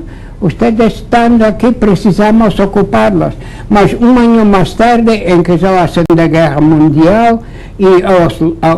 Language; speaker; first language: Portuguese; non-native, fluent; Latvian